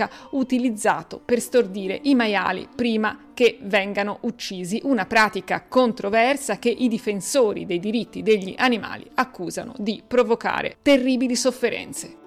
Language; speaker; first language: Italian; native; Italian